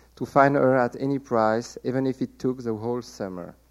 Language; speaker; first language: English; non-native, fluent; French